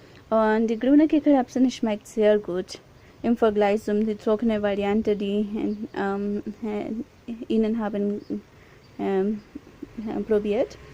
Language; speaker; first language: German; non-native, learner; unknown